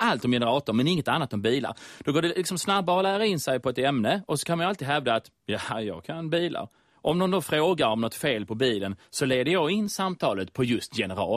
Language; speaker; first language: Swedish; native; Swedish